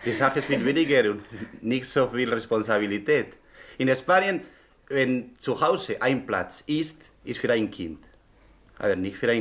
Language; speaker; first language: German; non-native, learner; Spanish